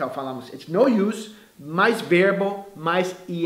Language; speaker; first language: Portuguese; non-native, fluent; English